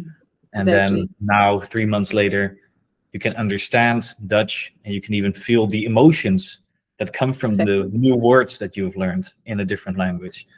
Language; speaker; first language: English; non-native, fluent; Dutch